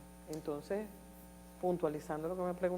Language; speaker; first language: Spanish; native; Spanish